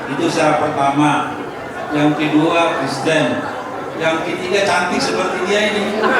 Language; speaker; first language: Indonesian; non-native, local second language; Batak Toba